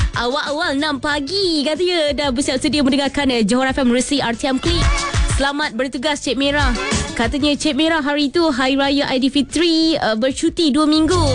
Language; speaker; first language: Malay; native; Malay